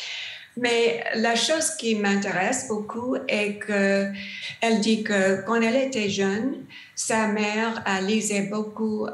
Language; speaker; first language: French; non-native, learner; English